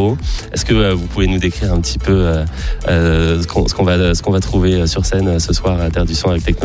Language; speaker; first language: French; native; French